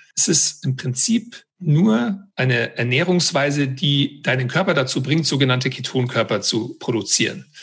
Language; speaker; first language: German; native; German